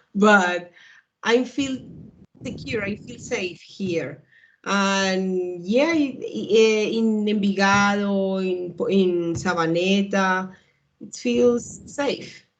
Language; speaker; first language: English; non-native, learner; Spanish